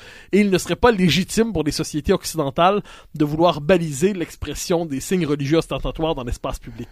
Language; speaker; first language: French; native; French